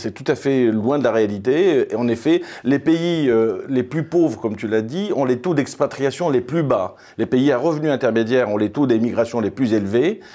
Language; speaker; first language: French; early bilingual, other home language; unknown